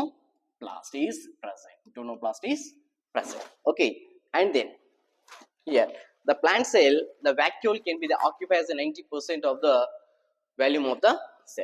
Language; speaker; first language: English; non-native, local second language; Telugu